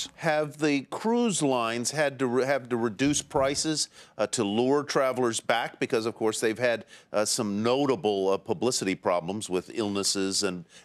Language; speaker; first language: English; native; English